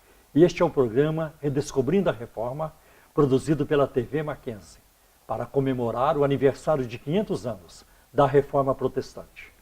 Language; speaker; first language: Portuguese; native; Portuguese